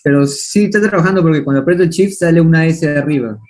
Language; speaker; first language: Spanish; native; Spanish